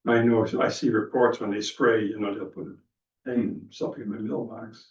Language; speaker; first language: English; non-native, fluent; Dutch